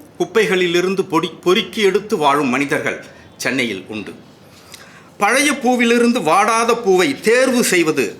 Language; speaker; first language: Tamil; native; Tamil